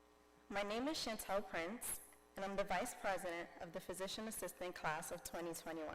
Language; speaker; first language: English; native; English